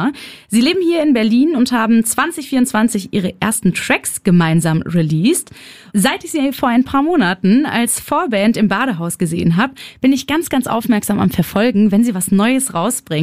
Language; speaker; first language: German; native; German